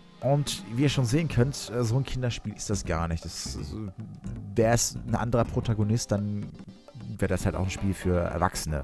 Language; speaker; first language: German; native; German